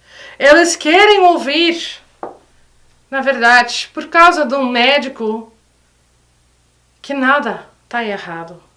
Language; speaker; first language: Portuguese; non-native, fluent; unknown